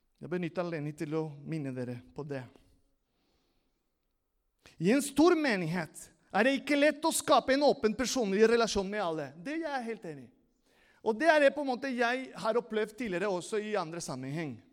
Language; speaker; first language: Norwegian; non-native, fluent; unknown